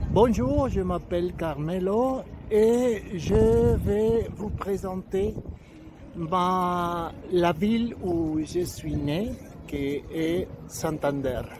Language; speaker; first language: French; non-native, learner; Spanish